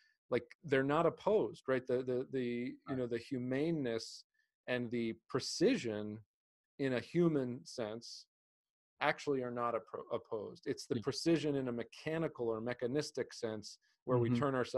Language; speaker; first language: English; native; English